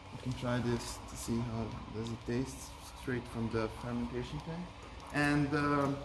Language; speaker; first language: English; non-native, fluent; Serbian